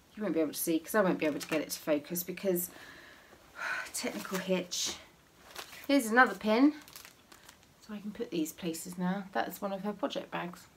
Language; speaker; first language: English; native; English